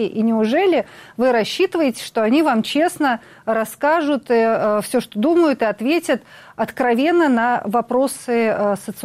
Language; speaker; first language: Russian; native; Russian